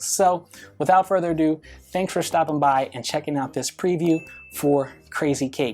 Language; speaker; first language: English; native; English